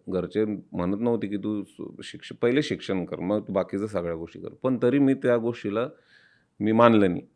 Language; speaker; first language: Marathi; native; Marathi